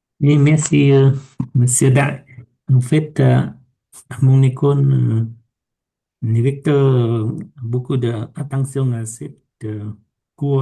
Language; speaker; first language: French; non-native, learner; Vietnamese